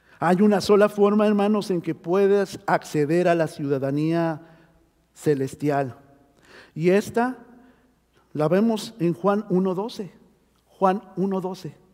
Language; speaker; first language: Spanish; native; Spanish